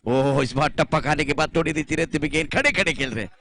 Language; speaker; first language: Hindi; non-native, local second language; Marathi